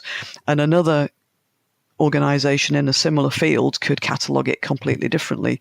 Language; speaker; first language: English; native; English